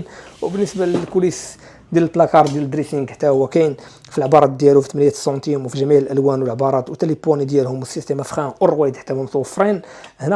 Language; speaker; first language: Arabic; native; Arabic